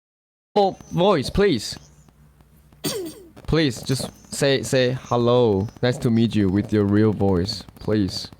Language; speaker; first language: English; non-native, fluent; Chinese